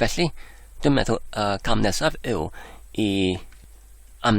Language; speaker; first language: Welsh; non-native, learner; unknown